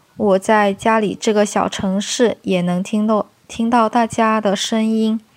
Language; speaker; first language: Chinese; native; Chinese